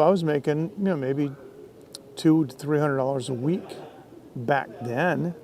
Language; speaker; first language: English; native; English